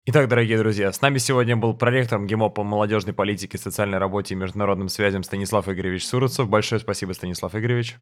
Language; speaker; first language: Russian; native; Russian